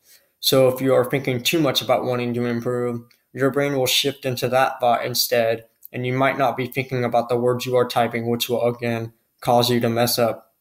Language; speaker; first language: English; native; English